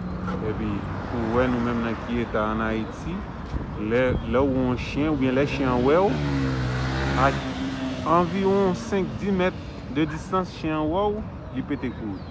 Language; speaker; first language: French; non-native, local second language; Haitian Creole